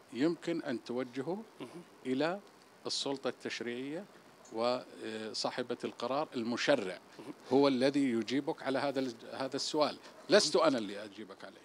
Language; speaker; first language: Arabic; native; Arabic